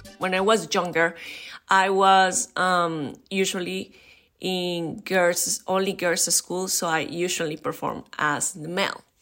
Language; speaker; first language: English; non-native, fluent; Spanish